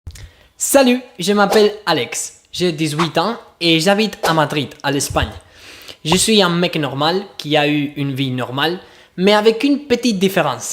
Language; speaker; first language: French; non-native, fluent; Spanish